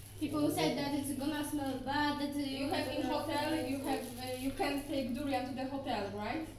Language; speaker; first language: English; non-native, learner; Polish